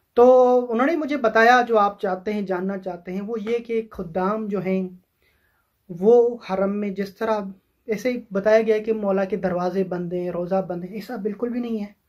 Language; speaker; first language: Urdu; non-native, local second language; Sindhi